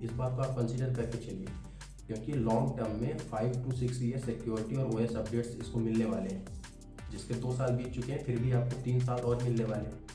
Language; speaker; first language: Hindi; native; Hindi